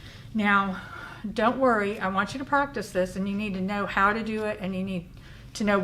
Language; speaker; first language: English; native; English